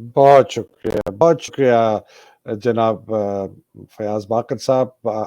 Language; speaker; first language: Urdu; native; Urdu